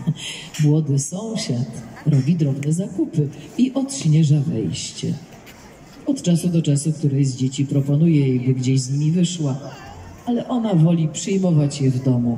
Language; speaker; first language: Polish; native; Polish